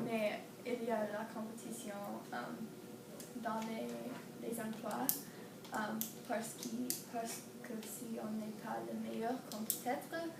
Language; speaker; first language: French; non-native, learner; English